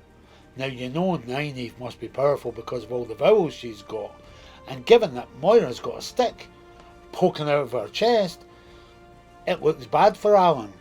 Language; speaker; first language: English; native; English